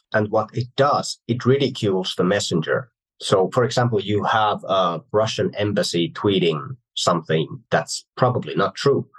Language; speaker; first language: English; non-native, fluent; Finnish